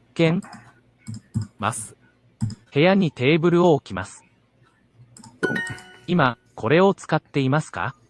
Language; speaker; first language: Japanese; non-native, learner; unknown